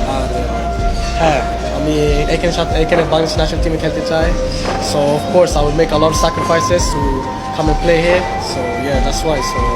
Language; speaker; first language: Bangla; early bilingual, heritage; Swedish